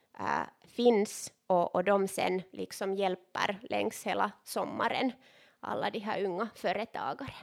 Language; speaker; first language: Swedish; non-native, local second language; Finnish